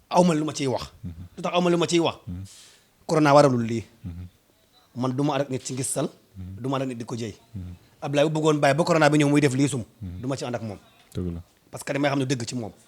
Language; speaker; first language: Wolof; non-native, local second language; Serer